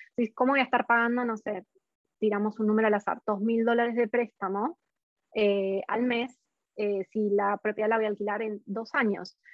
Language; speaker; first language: Spanish; native; Spanish